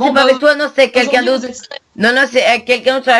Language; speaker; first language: French; native; French